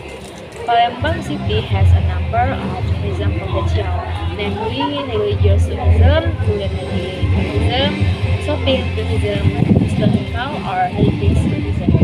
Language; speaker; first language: English; non-native, learner; Indonesian